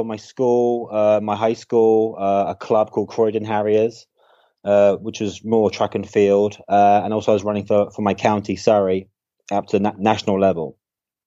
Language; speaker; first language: English; native; English